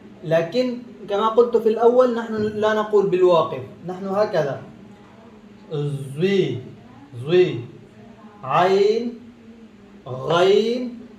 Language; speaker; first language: Arabic; non-native, learner; Pashto